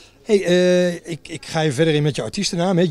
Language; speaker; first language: Dutch; native; Dutch